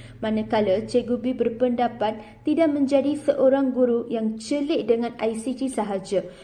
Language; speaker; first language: Malay; non-native, local second language; Tamil